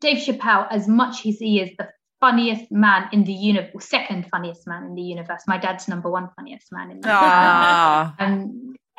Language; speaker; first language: English; native; English